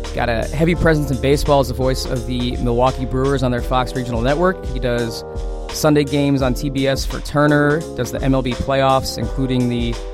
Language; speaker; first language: English; native; English